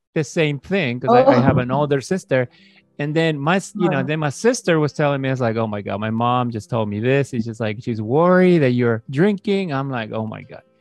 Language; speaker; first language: English; native; English